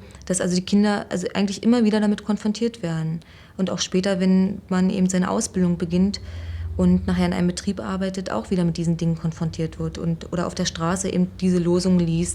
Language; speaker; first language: German; native; German